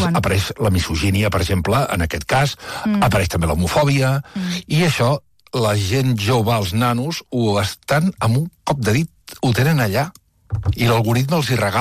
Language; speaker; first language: Catalan; native; Catalan